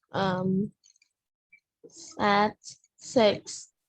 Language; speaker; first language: English; non-native, learner; Vietnamese